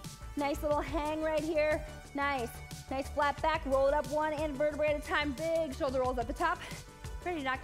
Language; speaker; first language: English; native; English